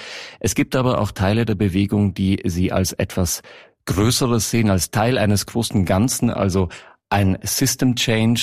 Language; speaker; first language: German; native; German